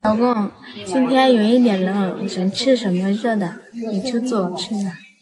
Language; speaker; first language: Chinese; non-native, learner; Lao